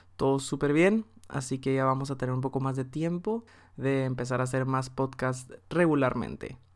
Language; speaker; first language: Spanish; early bilingual, heritage; Spanish